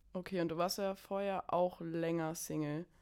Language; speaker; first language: German; native; German